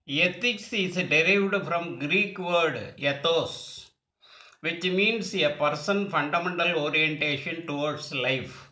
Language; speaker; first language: English; non-native, local second language; Tamil